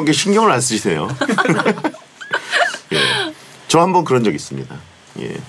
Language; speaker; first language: Korean; native; Korean